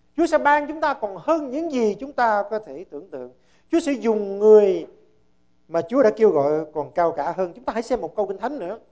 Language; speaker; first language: Vietnamese; early bilingual, heritage; Vietnamese